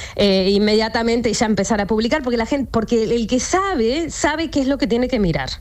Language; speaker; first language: Spanish; native; Spanish